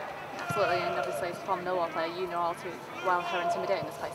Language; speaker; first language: English; native; English